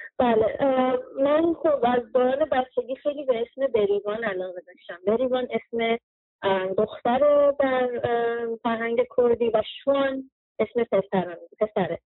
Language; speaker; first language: Persian; early bilingual, heritage; Persian